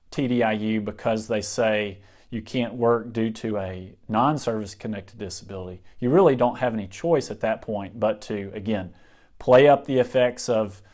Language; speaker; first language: English; native; English